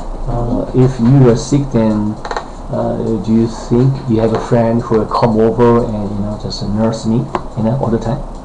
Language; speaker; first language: English; non-native, fluent; Korean